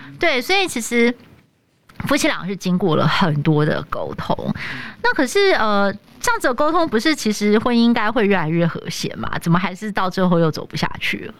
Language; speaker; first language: Chinese; native; Chinese